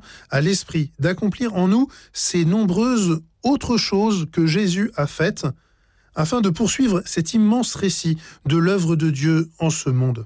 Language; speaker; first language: French; native; French